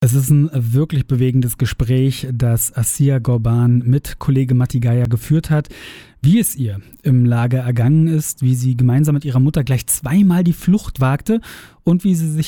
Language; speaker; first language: German; native; German